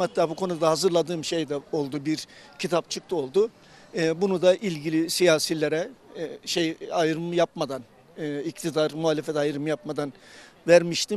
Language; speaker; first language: Turkish; native; Turkish